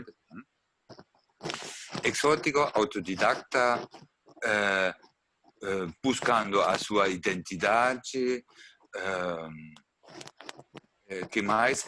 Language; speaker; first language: Portuguese; non-native, learner; German